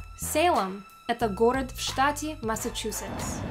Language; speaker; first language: Russian; non-native, learner; English